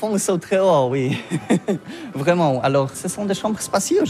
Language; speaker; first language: French; non-native, learner; Polish